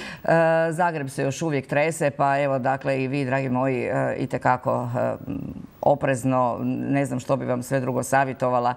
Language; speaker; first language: Croatian; native; Croatian